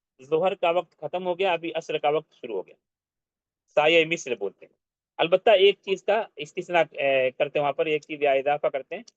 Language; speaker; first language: Urdu; native; Urdu